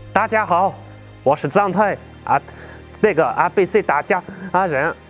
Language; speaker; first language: Chinese; non-native, learner; French